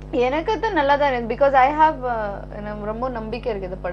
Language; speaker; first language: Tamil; non-native, local second language; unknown